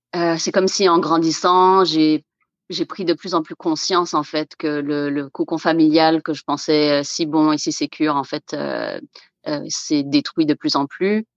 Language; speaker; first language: French; native; French